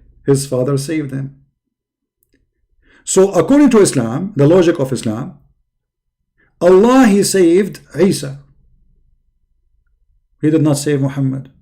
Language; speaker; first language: English; non-native, fluent; Arabic